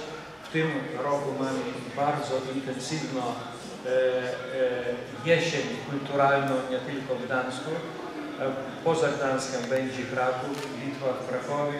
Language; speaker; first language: Polish; non-native, fluent; Lithuanian